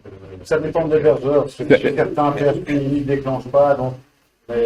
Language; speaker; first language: French; native; French